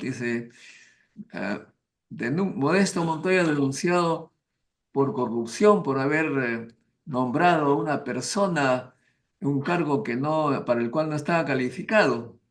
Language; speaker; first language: Spanish; native; Spanish